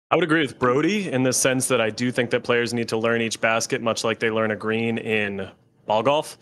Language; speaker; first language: English; native; English